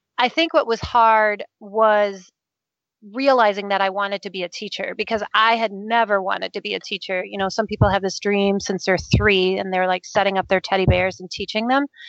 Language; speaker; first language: English; non-native, fluent; Danish